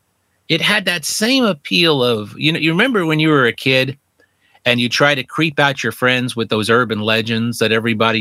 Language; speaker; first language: English; native; English